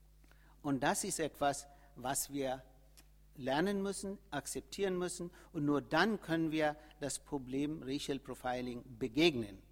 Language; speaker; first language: German; non-native, fluent; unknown